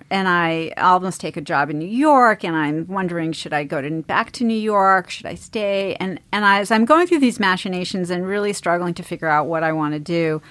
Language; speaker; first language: English; native; English